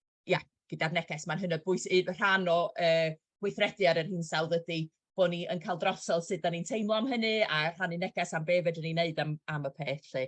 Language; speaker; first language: Welsh; native; Welsh